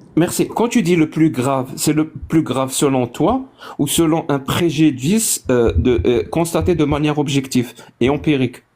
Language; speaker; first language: French; non-native, local second language; Arabic